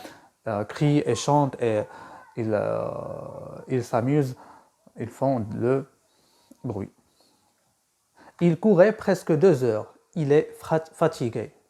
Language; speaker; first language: French; non-native, local second language; Arabic